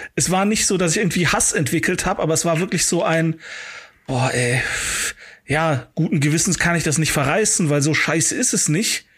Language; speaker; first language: German; native; German